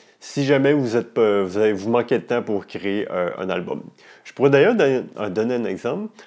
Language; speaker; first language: French; native; French